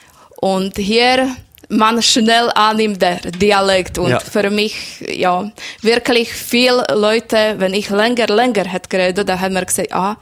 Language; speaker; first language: German; non-native, learner; Slovak